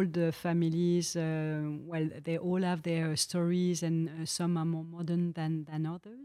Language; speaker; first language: English; non-native, fluent; French